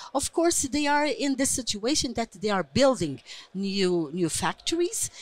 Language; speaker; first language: English; non-native, fluent; Portuguese